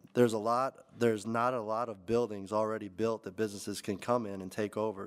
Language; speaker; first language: English; native; English